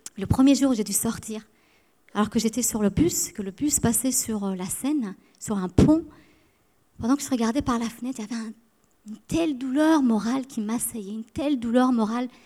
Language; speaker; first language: French; early bilingual, other home language; Persian